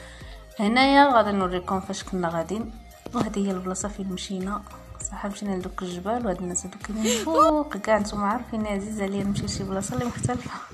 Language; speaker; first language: Arabic; native; Arabic